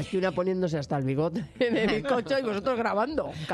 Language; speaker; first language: Spanish; native; Spanish